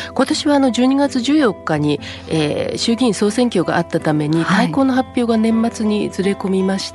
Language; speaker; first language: Japanese; native; Japanese